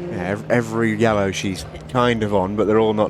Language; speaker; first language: English; native; English